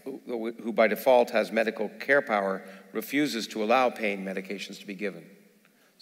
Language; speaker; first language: English; native; English